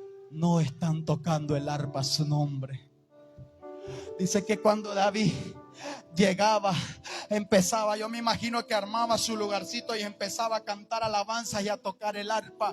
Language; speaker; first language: Spanish; native; Spanish